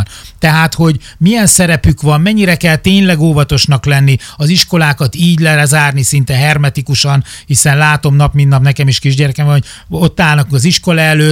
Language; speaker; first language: Hungarian; native; Hungarian